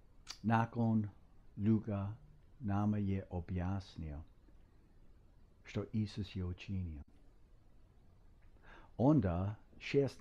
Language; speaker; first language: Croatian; non-native, fluent; English